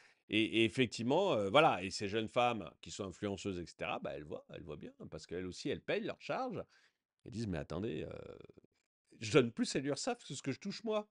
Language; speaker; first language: French; native; French